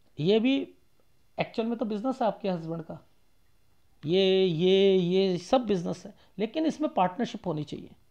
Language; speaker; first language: Hindi; native; Hindi